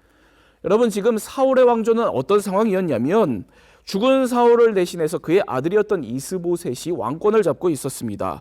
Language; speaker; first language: Korean; native; Korean